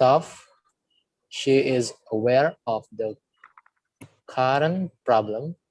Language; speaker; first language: English; non-native, learner; Indonesian